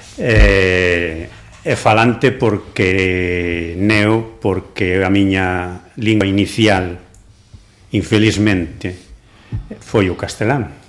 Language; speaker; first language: Galician; non-native, local second language; Spanish